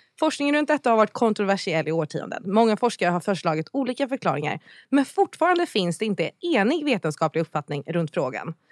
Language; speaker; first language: Swedish; native; Swedish